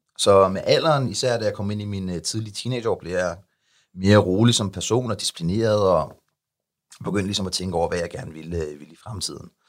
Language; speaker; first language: Danish; early bilingual, other home language; Arabic